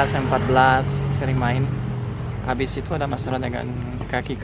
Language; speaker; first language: Indonesian; non-native, fluent; French